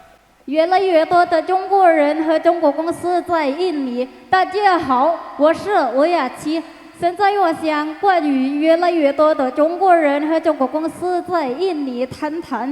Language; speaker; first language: Chinese; non-native, learner; Indonesian